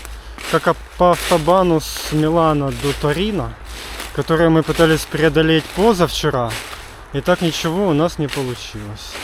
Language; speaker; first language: Russian; native; Russian